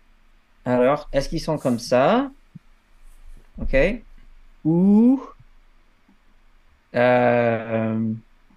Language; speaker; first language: French; non-native, fluent; English